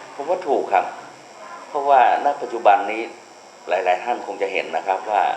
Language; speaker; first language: Thai; native; Thai